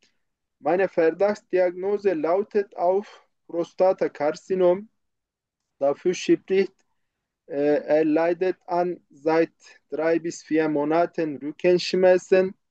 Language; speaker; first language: German; non-native, fluent; Turkish